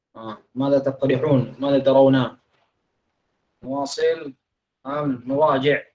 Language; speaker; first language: Arabic; non-native, fluent; Indonesian